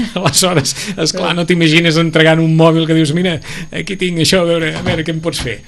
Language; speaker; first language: Catalan; native; Catalan